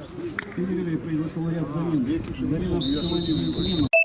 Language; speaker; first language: Russian; native; Russian